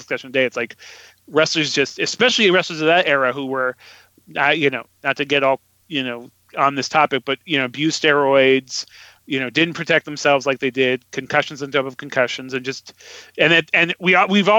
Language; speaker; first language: English; native; English